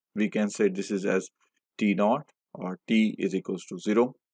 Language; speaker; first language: English; non-native, local second language; Hindi